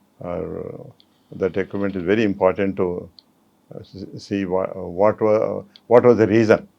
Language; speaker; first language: English; non-native, local second language; Telugu